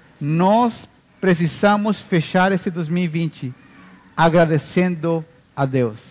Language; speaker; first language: Portuguese; non-native, fluent; Spanish